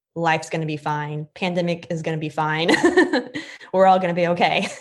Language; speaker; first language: English; native; English